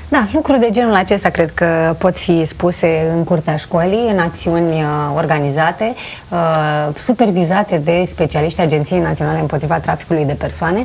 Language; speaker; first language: Romanian; native; Romanian